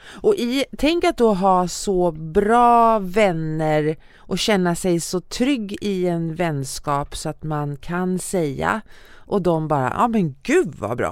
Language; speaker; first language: Swedish; native; Swedish